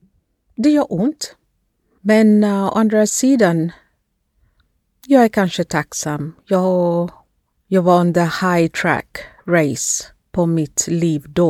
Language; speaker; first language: Swedish; non-native, fluent; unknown